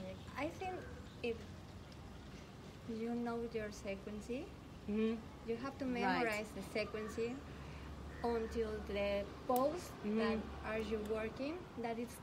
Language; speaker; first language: English; non-native, learner; Spanish